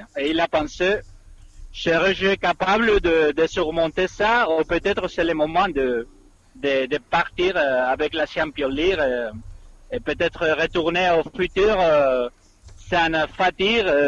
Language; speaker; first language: French; non-native, fluent; Spanish